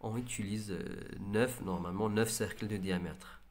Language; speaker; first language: French; non-native, local second language; Arabic